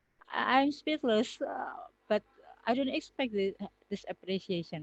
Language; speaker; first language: English; non-native, local second language; Javanese